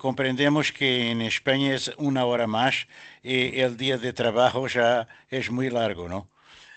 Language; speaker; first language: Spanish; non-native, learner; Portuguese